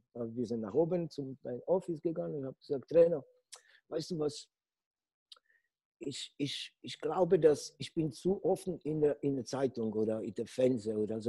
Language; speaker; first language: German; non-native, fluent; Polish